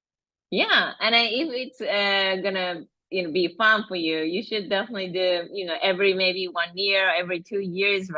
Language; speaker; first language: English; non-native, fluent; Japanese